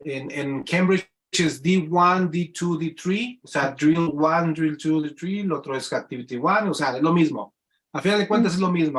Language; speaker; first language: Spanish; native; Spanish